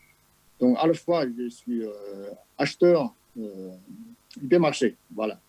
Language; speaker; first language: French; non-native, fluent; Chinese